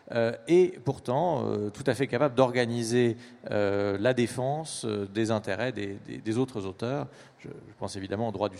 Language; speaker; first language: French; native; French